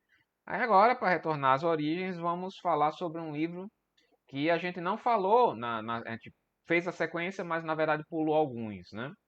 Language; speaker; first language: Portuguese; native; Portuguese